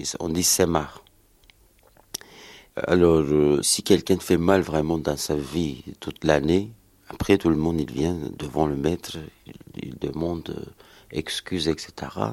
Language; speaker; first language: French; non-native, learner; Kurdish